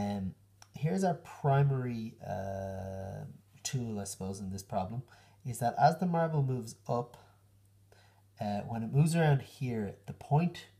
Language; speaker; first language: English; native; English